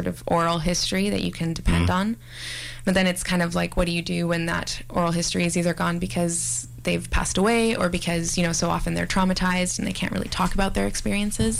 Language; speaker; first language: English; native; English